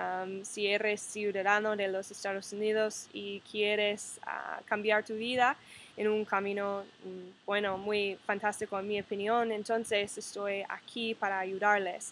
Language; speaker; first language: Spanish; non-native, fluent; English